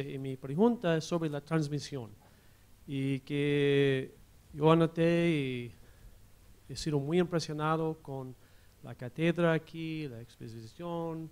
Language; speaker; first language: Spanish; non-native, fluent; English